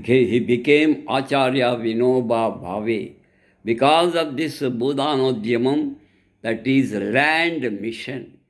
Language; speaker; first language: English; non-native, local second language; Telugu